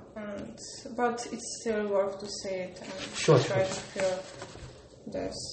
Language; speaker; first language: English; non-native, learner; Polish